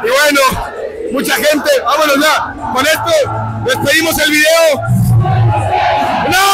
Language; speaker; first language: Spanish; native; Spanish